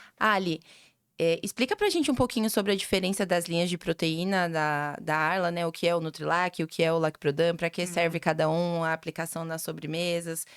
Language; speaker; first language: Portuguese; native; Portuguese